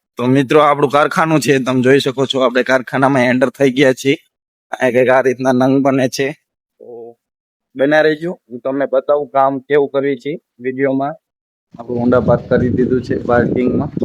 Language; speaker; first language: Gujarati; native; Gujarati